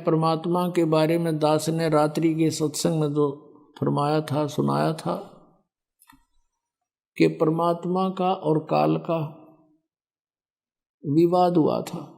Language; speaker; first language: Hindi; native; Hindi